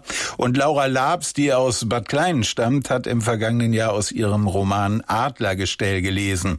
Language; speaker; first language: German; native; German